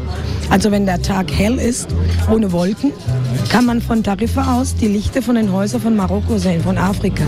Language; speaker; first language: German; non-native, fluent; Spanish